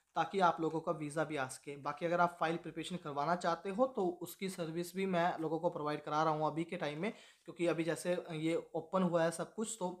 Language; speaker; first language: Hindi; native; Hindi